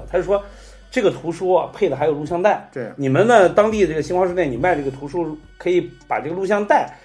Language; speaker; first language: Chinese; native; Chinese